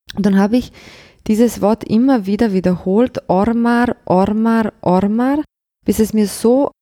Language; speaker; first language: German; early bilingual, other home language; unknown